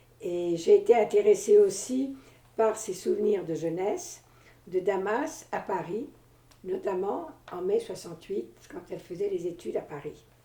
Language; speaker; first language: French; native; French